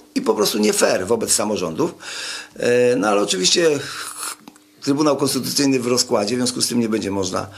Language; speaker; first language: Polish; native; Polish